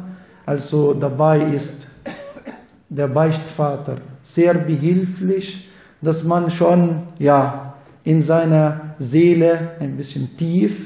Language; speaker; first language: German; non-native, fluent; Arabic